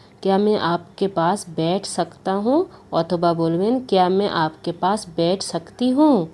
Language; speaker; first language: Hindi; non-native, fluent; Bangla